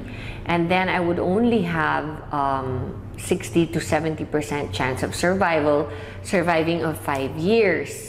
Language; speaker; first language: English; non-native, local second language; Filipino